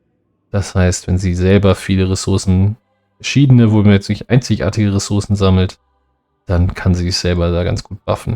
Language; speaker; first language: German; native; German